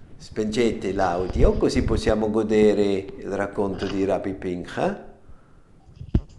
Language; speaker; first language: Italian; non-native, fluent; German